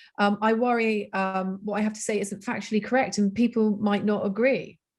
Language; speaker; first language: English; native; English